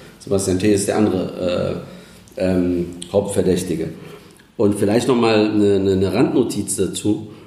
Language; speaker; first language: German; early bilingual, other home language; Turkish